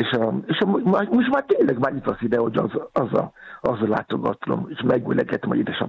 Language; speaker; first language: Hungarian; non-native, fluent; Yoruba